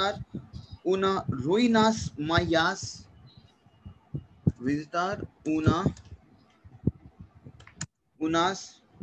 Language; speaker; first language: Spanish; non-native, learner; Hindi